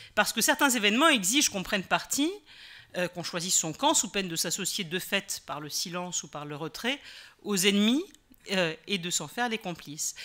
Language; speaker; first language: French; native; French